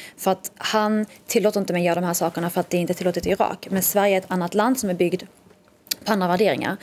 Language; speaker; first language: Swedish; early bilingual, other home language; Arabic